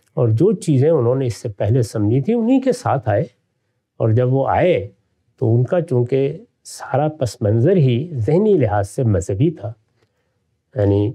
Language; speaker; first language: Urdu; non-native, local second language; Punjabi